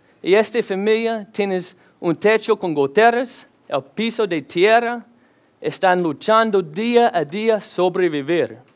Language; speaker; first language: Spanish; non-native, learner; English